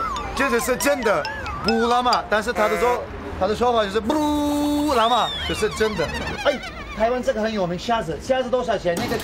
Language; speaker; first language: Chinese; non-native, fluent; Turkish